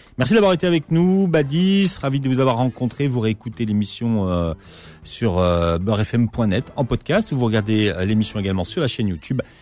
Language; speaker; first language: French; native; French